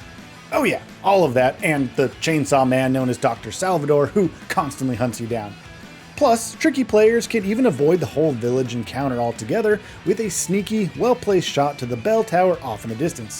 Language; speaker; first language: English; native; English